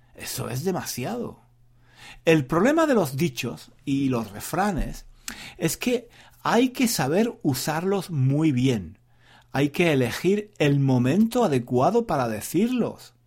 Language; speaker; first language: Spanish; native; Spanish